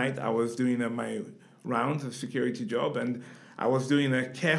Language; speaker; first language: English; non-native, local second language; Yoruba